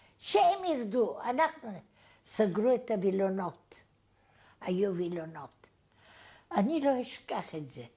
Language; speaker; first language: Hebrew; non-native, fluent; Bulgarian